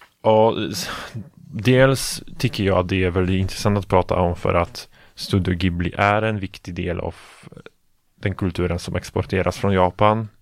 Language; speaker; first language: Swedish; non-native, fluent; Polish